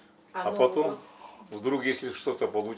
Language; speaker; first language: Russian; non-native, local second language; Yakut